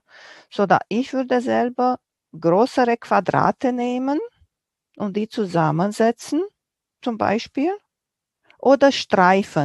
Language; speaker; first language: German; non-native, fluent; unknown